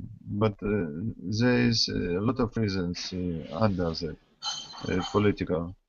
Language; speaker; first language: English; non-native, learner; Russian